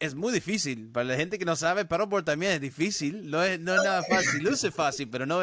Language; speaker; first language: Spanish; early bilingual, heritage; Spanish